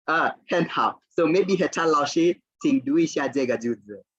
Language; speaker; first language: Chinese; non-native, fluent; Swahili